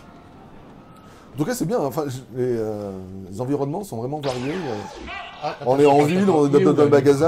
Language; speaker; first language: French; native; French